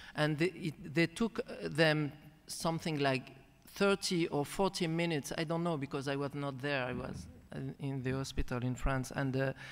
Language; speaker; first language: English; non-native, fluent; Arabic